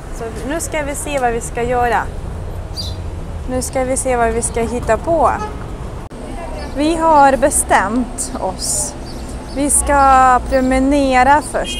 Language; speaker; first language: Swedish; non-native, fluent; Russian